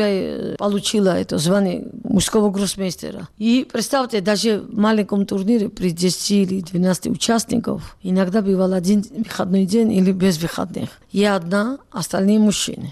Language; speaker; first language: Russian; non-native, local second language; Georgian